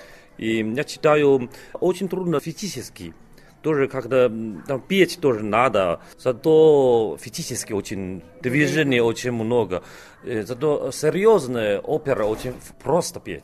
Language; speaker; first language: Russian; non-native, learner; Chinese